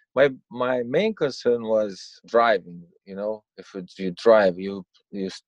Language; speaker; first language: English; non-native, fluent; Romanian